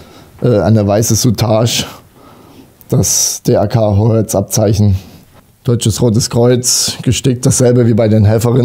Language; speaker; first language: German; native; German